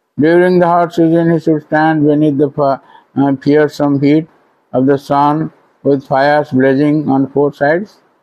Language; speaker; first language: English; non-native, local second language; Odia